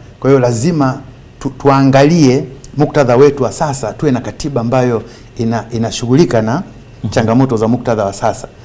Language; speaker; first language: Swahili; native; Swahili